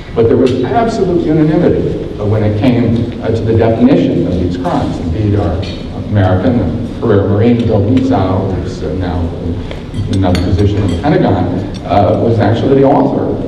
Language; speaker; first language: English; native; English